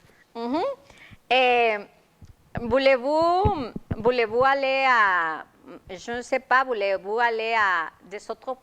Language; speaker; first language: French; non-native, learner; Spanish